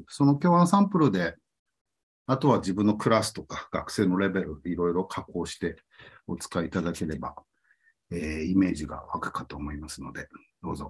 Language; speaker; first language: Japanese; native; Japanese